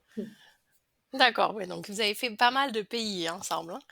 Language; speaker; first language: French; native; French